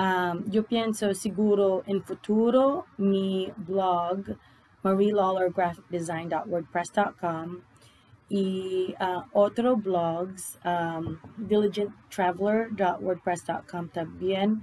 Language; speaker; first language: Spanish; non-native, learner; English